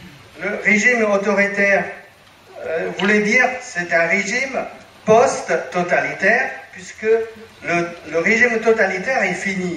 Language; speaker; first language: French; non-native, fluent; Chinese